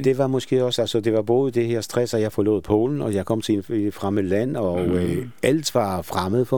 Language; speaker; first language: Danish; non-native, fluent; Polish